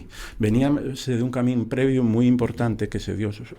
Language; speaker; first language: Spanish; native; Spanish